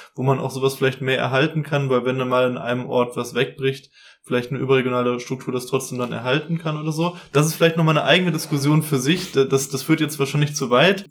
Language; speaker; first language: German; native; German